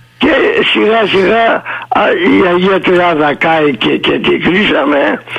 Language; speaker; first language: Greek; native; Greek